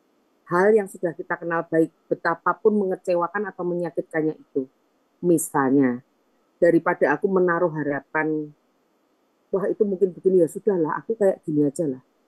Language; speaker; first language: Indonesian; native; Indonesian